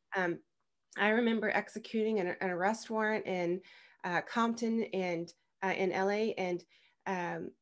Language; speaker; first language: English; native; English